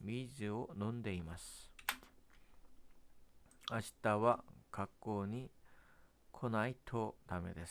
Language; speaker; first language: Japanese; non-native, learner; Korean